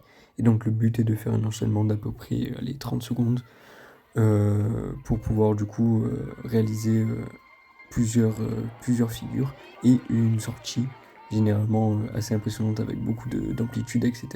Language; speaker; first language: French; native; French